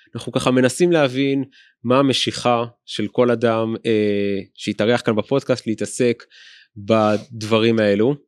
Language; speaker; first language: Hebrew; native; Hebrew